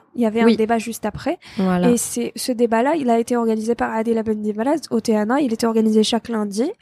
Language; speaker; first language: French; non-native, local second language; Arabic